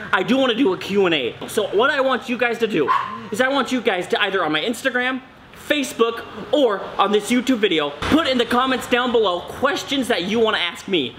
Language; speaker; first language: English; native; English